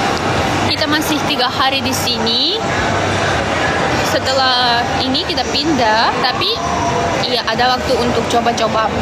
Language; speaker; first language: Indonesian; non-native, learner; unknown